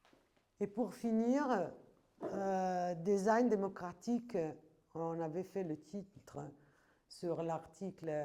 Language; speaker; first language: French; non-native, fluent; Italian